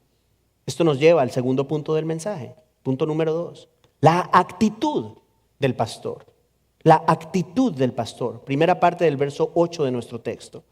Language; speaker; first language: Spanish; native; Spanish